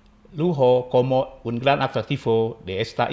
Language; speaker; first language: Spanish; non-native, fluent; Indonesian